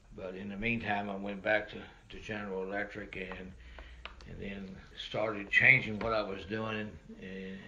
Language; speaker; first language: English; native; English